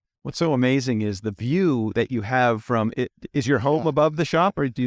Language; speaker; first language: English; native; English